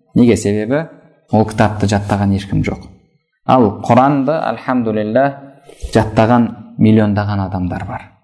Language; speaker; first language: Kazakh; native; Kazakh